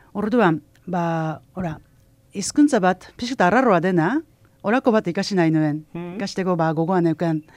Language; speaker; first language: Basque; non-native, fluent; Japanese